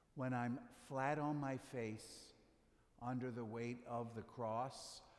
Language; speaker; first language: English; native; English